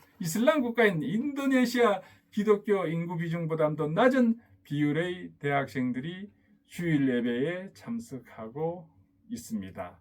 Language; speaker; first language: Korean; native; Korean